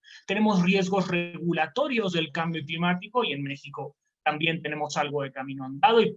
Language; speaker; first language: Spanish; native; Spanish